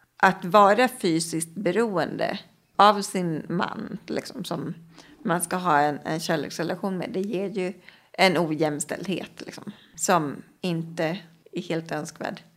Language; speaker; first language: Swedish; native; Swedish